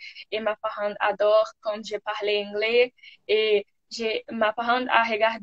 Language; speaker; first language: French; non-native, learner; Portuguese